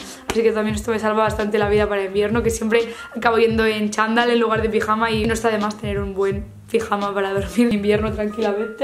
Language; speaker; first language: Spanish; native; Spanish